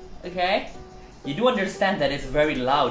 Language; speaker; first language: English; non-native, local second language; Malay